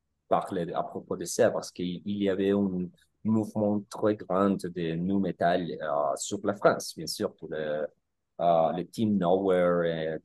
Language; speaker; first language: French; non-native, learner; Spanish